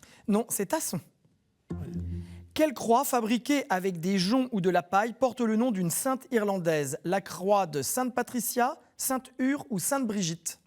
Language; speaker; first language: French; native; French